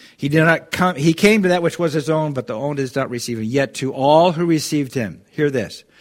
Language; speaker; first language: English; native; English